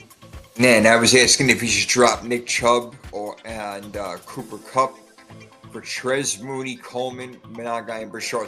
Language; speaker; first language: English; native; English